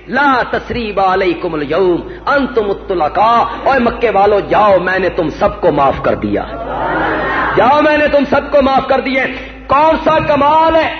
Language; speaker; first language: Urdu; non-native, local second language; Punjabi